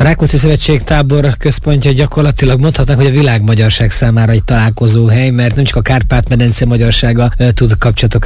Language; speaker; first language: Hungarian; native; Hungarian